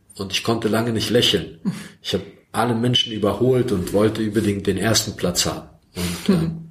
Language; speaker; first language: German; early bilingual, other home language; Croatian